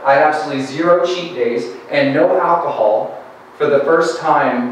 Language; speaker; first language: English; native; English